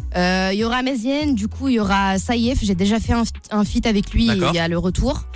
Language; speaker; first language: French; native; French